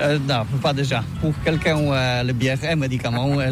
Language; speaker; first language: French; non-native, learner; Polish